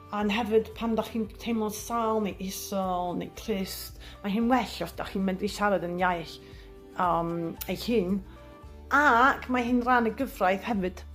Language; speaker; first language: Welsh; non-native, learner; English